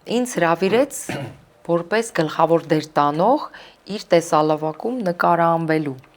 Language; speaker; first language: Armenian; early bilingual, heritage; Armenian